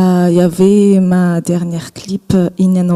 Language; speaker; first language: French; non-native, local second language; Malagasy